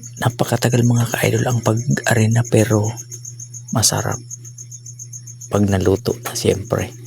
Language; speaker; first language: Filipino; non-native, local second language; Bikol